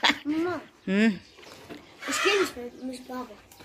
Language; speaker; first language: German; early bilingual, heritage; German